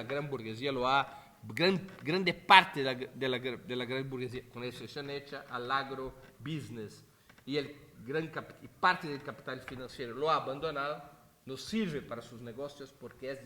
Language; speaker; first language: Spanish; non-native, fluent; Portuguese